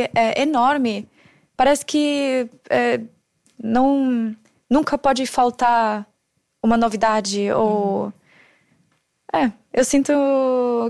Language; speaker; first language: Portuguese; non-native, fluent; German